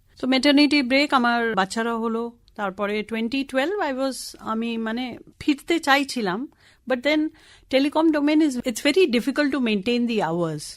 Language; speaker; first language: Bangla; non-native, local second language; Tamil